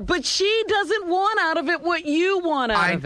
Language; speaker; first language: English; native; English